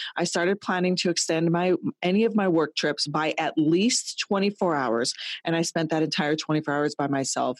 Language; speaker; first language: English; native; English